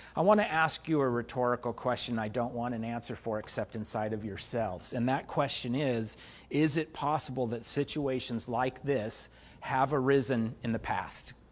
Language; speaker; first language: English; native; English